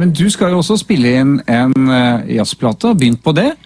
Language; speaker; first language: Norwegian; native; Norwegian